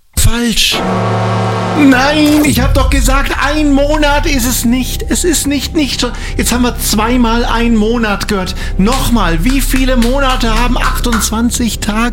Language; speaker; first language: German; native; German